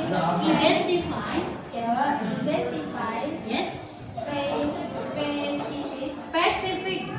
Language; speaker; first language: English; non-native, local second language; Indonesian